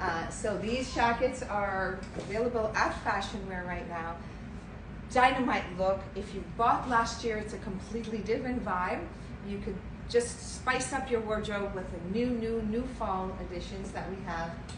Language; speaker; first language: English; native; English